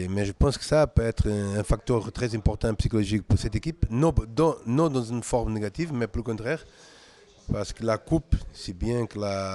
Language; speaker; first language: French; non-native, fluent; Portuguese